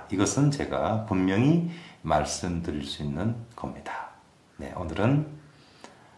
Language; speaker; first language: Korean; native; Korean